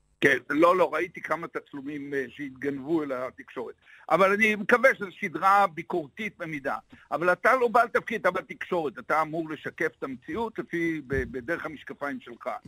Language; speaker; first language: Hebrew; native; Hebrew